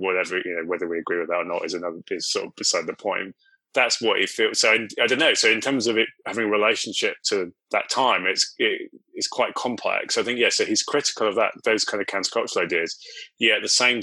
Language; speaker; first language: English; native; English